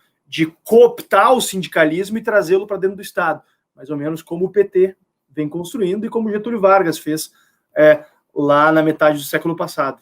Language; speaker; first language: Portuguese; native; Portuguese